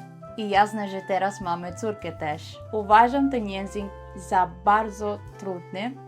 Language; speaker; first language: Polish; non-native, learner; Italian